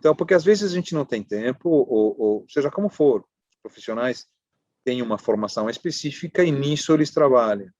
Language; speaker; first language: Portuguese; non-native, fluent; Spanish